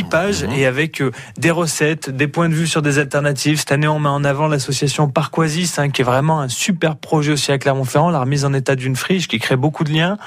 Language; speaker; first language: French; native; French